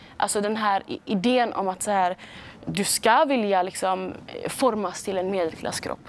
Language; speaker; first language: Swedish; early bilingual, other home language; Somali